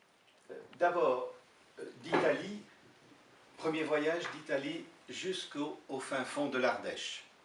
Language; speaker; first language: French; early bilingual, other home language; Italian